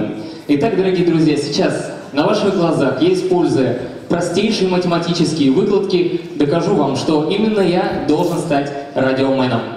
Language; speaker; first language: Russian; native; Russian